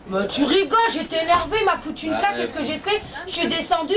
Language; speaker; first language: French; native; French